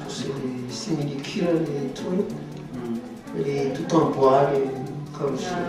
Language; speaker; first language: French; non-native, local second language; Malagasy